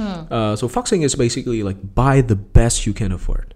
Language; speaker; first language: English; non-native, fluent; Vietnamese